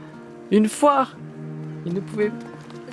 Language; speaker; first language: French; native; French